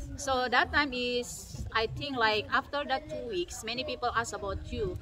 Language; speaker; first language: English; non-native, learner; Indonesian